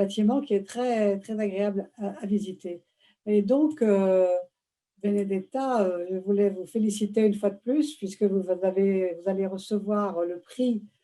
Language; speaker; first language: French; native; French